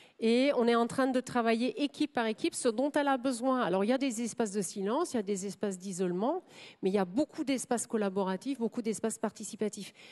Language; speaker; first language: French; non-native, fluent; German